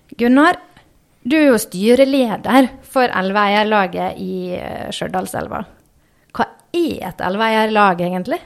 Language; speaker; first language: Norwegian; native; Norwegian